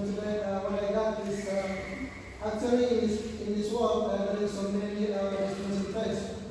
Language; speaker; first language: English; non-native, learner; Indonesian